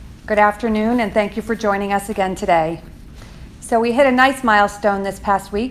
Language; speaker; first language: English; native; English